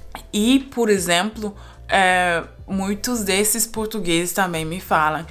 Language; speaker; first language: Portuguese; non-native, fluent; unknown